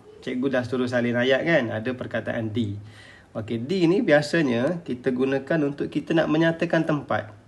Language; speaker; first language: Malay; native; Malay